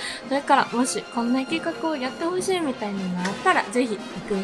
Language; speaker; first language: Japanese; native; Japanese